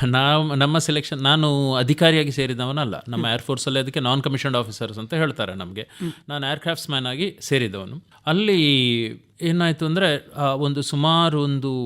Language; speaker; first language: Kannada; non-native, local second language; Tulu